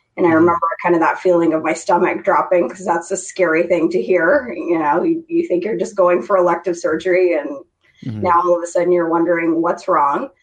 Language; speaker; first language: English; native; English